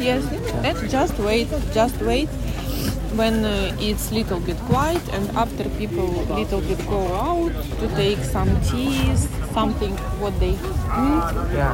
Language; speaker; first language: English; non-native, learner; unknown